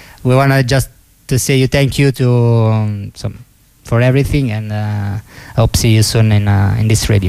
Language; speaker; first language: English; non-native, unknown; Italian